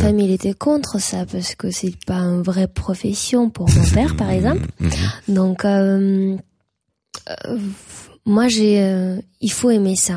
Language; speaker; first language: French; non-native, fluent; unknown